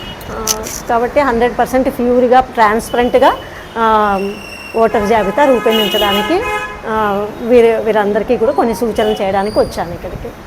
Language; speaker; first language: Telugu; native; Telugu